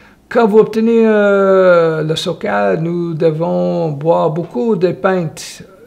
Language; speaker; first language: French; non-native, local second language; English